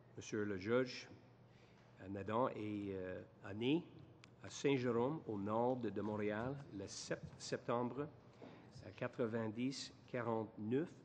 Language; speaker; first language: French; non-native, learner; English